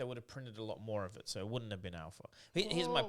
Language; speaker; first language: English; native; English